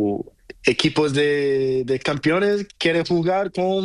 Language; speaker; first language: Spanish; non-native, learner; Portuguese